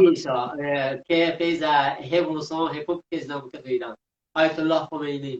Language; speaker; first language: Portuguese; non-native, fluent; Persian